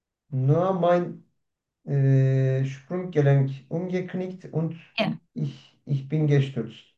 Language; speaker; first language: German; non-native, learner; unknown